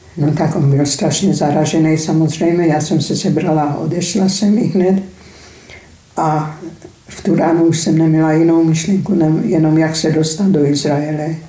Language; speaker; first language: Czech; non-native, fluent; Hungarian